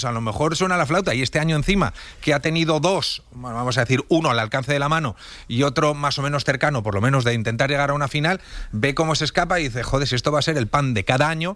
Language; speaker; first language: Spanish; native; Spanish